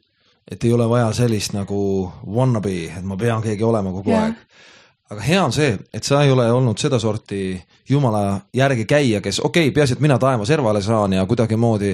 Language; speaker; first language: Estonian; native; Estonian